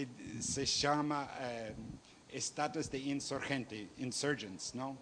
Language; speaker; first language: Portuguese; non-native, fluent; Spanish